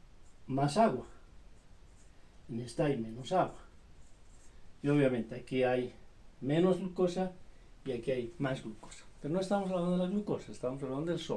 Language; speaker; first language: Spanish; native; Spanish